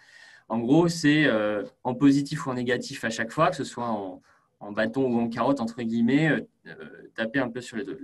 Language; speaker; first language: French; native; French